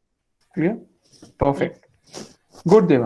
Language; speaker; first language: Hindi; native; Hindi